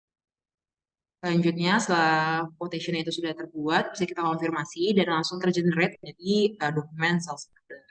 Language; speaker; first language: Indonesian; native; Indonesian